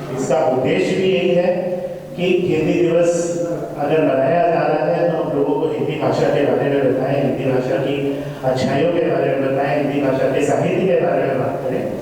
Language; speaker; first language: Hindi; native; Hindi